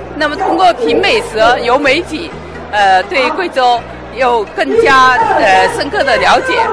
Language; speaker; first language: Chinese; native; Chinese